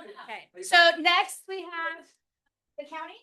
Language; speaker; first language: English; native; English